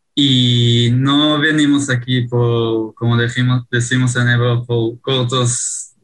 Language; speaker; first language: Spanish; non-native, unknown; Hebrew